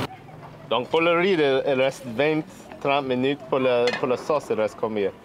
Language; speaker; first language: French; non-native, learner; English